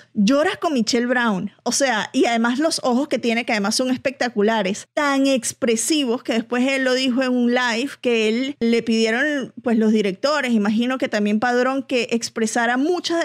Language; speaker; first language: Spanish; native; Spanish